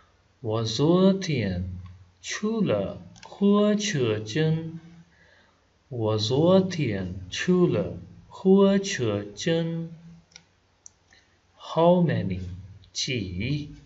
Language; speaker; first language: Chinese; non-native, fluent; Hindi